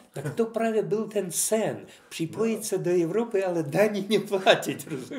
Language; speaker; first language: Czech; non-native, fluent; Russian